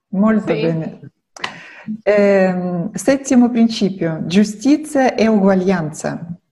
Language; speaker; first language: Italian; non-native, fluent; Russian